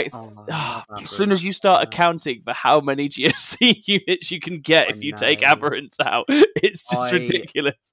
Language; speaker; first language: English; native; English